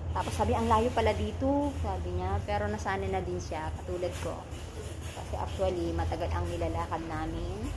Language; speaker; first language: Filipino; native; Filipino